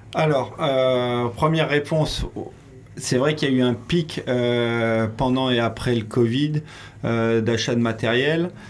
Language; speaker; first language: French; native; French